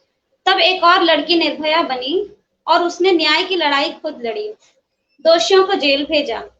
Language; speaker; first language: Hindi; native; Hindi